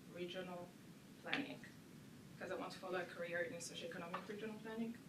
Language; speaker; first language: English; non-native, local second language; Kinyarwanda